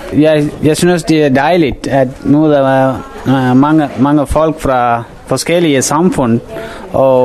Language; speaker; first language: Danish; non-native, fluent; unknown